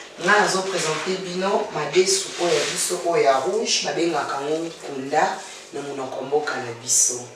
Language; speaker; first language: Lingala; non-native, local second language; Luba-Lulua